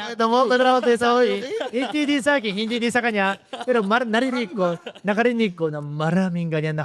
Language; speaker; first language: Filipino; non-native, fluent; Japanese